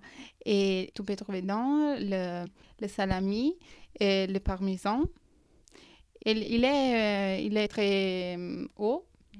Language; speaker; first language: French; non-native, fluent; Italian